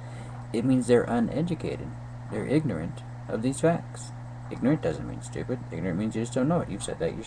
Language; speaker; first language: English; native; English